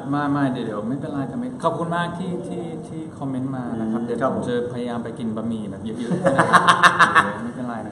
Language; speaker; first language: Thai; early bilingual, other home language; Spanish